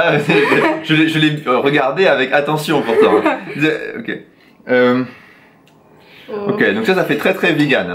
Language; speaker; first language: French; native; French